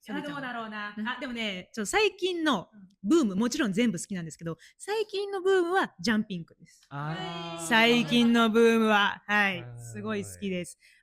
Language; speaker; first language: Japanese; native; Japanese